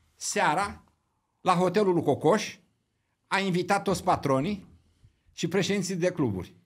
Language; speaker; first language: Romanian; native; Romanian